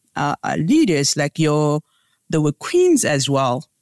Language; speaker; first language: English; non-native, local second language; Tsonga